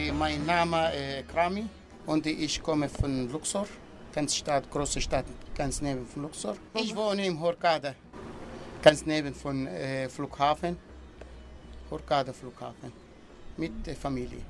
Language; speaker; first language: German; non-native, learner; Arabic